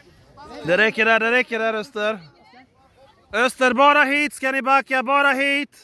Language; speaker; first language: Swedish; native; Swedish